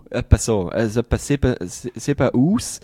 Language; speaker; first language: German; native; German